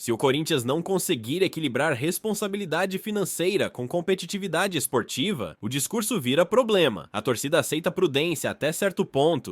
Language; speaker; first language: Portuguese; native; Portuguese